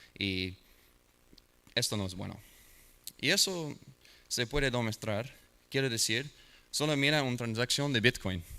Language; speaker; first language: Spanish; non-native, learner; English